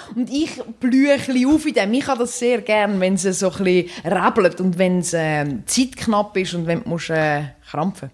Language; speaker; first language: German; native; German